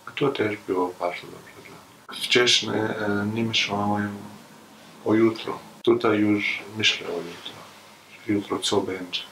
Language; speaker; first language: Polish; non-native, learner; Arabic